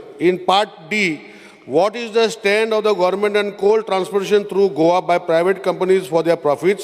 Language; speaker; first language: English; non-native, local second language; Konkani